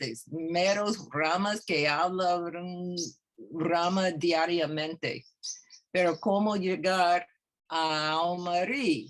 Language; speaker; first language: Spanish; non-native, fluent; English